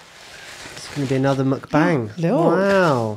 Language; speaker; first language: English; native; English